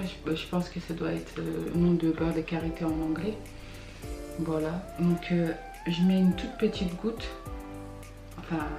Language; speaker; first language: French; early bilingual, other home language; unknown